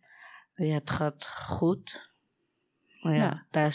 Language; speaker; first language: Dutch; non-native, learner; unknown